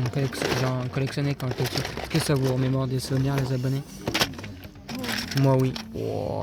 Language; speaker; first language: French; native; French